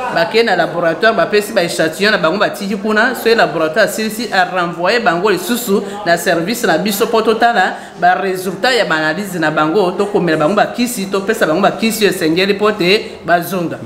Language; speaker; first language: Lingala; native; Lingala